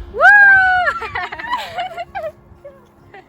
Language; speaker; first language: English; non-native, learner; Thai